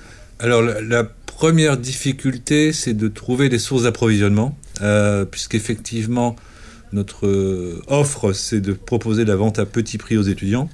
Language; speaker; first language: French; native; French